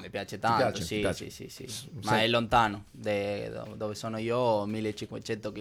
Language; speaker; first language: Italian; non-native, learner; Spanish